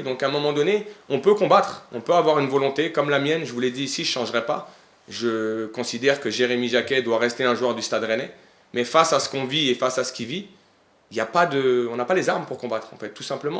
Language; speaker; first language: French; native; French